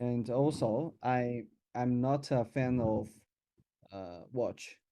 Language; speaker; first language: English; non-native, learner; Chinese